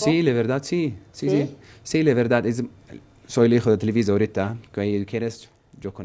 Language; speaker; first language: Spanish; non-native, learner; Arabic